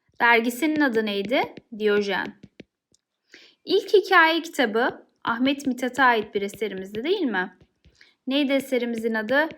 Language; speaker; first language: Turkish; native; Turkish